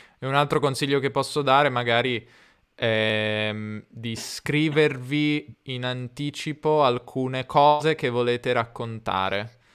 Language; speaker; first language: Italian; native; Italian